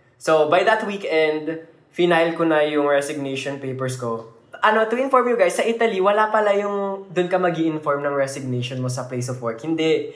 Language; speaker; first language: Filipino; native; Filipino